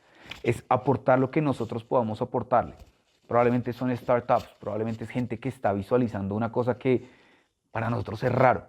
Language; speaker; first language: Spanish; native; Spanish